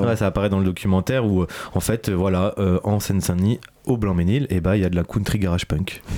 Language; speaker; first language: French; native; French